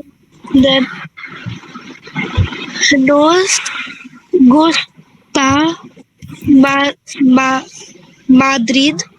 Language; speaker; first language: Spanish; non-native, learner; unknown